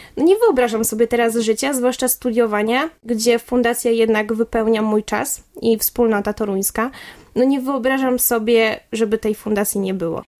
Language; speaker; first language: Polish; native; Polish